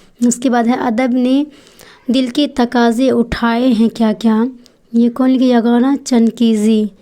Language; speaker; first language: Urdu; native; Urdu